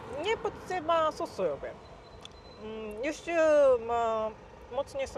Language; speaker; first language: Polish; non-native, learner; Japanese